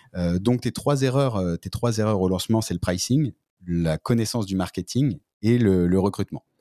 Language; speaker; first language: French; native; French